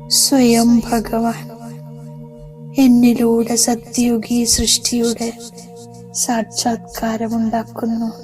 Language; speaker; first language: Malayalam; native; Malayalam